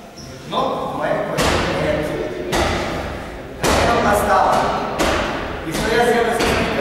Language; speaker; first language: Russian; non-native, learner; Serbian